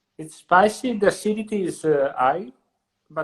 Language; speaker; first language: English; non-native, learner; Italian